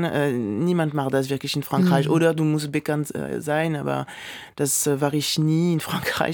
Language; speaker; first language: German; non-native, fluent; French